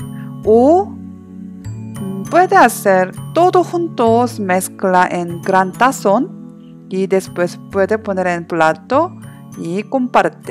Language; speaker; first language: Spanish; non-native, learner; Korean